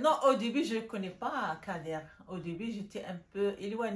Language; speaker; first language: French; non-native, local second language; Arabic